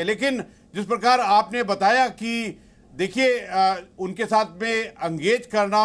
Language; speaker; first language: Hindi; native; Hindi